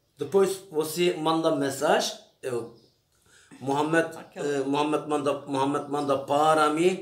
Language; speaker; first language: Portuguese; non-native, learner; Turkish